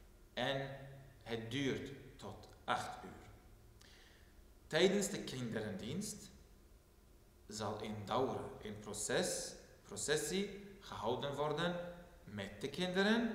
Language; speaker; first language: Dutch; non-native, fluent; Turoyo